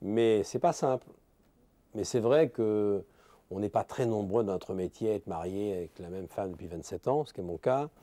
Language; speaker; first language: French; native; French